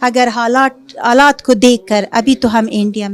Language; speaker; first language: Hindi; non-native, fluent; Punjabi